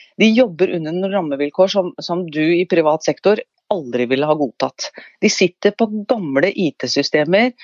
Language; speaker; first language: Norwegian; native; Norwegian